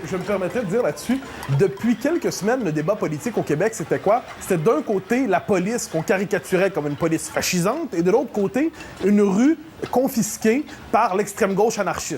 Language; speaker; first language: French; native; French